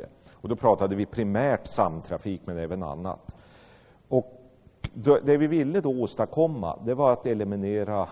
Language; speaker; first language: Swedish; native; Swedish